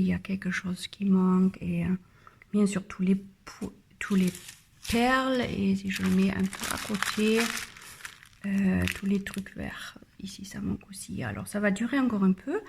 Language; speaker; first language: French; non-native, learner; German